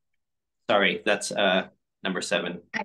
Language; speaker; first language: English; non-native, fluent; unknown